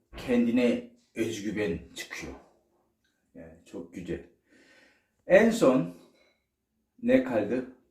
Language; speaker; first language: Turkish; non-native, learner; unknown